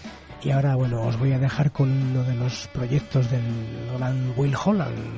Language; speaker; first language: Spanish; native; Spanish